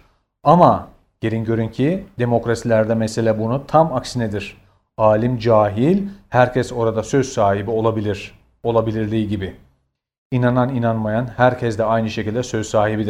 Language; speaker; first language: Turkish; native; Turkish